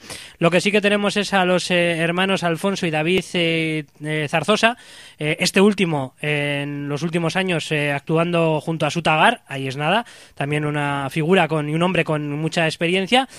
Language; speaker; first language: Spanish; native; Spanish